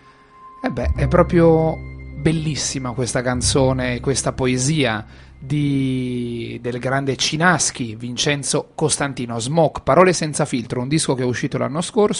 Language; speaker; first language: Italian; native; Italian